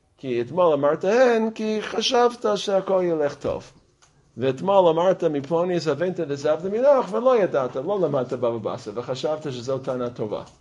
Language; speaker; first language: Hebrew; non-native, fluent; English